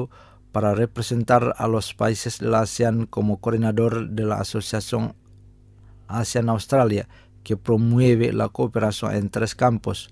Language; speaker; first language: Spanish; non-native, fluent; Indonesian